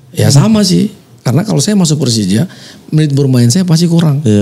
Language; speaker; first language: Indonesian; native; Indonesian